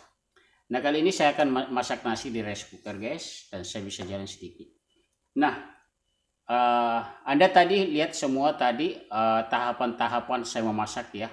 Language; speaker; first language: Indonesian; non-native, local second language; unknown